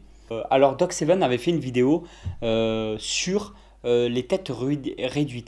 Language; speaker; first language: French; native; French